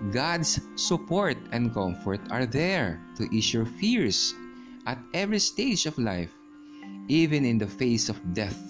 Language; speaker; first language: English; non-native, local second language; Filipino